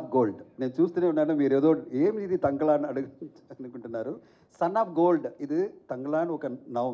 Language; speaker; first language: Telugu; non-native, learner; Tamil